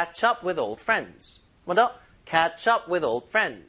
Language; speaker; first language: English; non-native, fluent; Korean